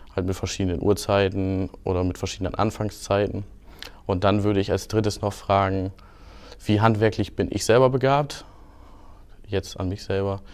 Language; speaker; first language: German; native; German